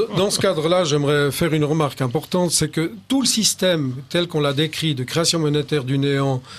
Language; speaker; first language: French; native; French